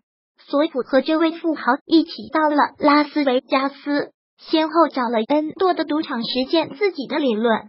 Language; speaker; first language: Chinese; native; Chinese